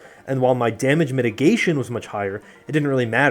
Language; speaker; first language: English; native; English